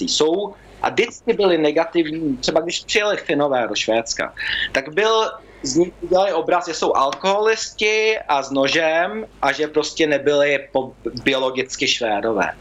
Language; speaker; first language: Czech; early bilingual, heritage; Czech